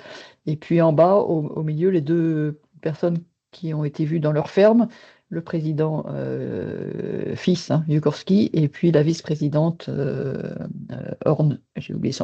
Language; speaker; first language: French; native; French